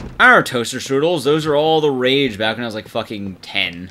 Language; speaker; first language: English; native; English